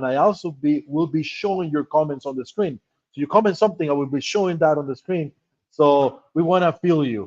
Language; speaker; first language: English; non-native, fluent; Spanish